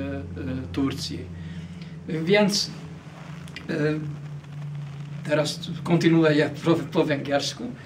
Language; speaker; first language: Polish; non-native, fluent; Hungarian